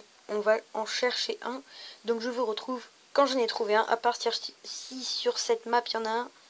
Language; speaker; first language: French; native; French